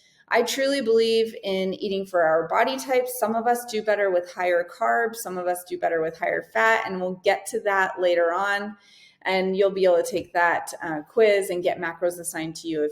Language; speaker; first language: English; native; English